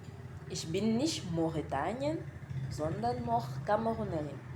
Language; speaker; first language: German; non-native, learner; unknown